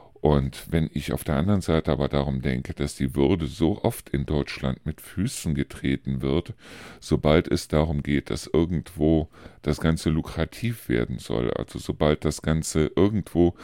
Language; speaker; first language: German; native; German